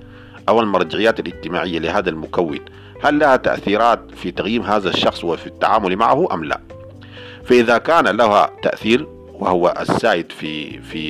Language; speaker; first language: Arabic; native; Arabic